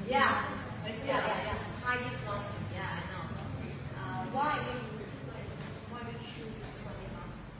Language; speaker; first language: English; non-native, fluent; Vietnamese